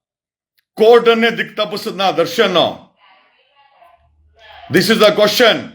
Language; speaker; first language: Kannada; native; Kannada